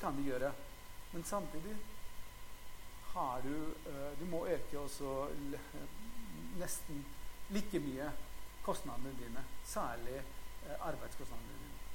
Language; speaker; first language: Norwegian; non-native, fluent; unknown